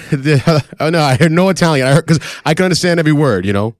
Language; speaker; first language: English; early bilingual, other home language; Italian